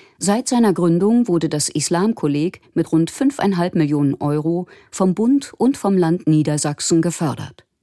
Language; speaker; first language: German; native; German